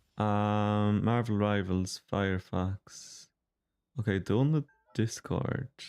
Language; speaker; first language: Irish; native; Irish